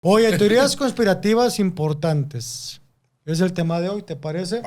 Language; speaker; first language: Spanish; native; Spanish